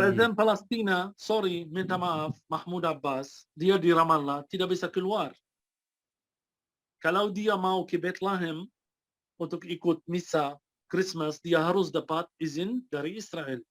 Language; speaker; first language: Indonesian; non-native, fluent; Arabic